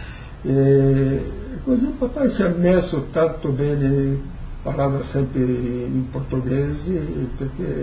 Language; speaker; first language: Italian; early bilingual, heritage; Portuguese